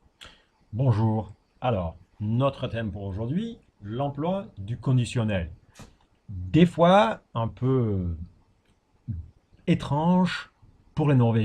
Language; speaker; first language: French; non-native, fluent; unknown